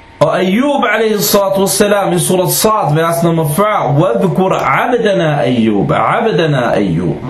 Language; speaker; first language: Danish; non-native, fluent; Arabic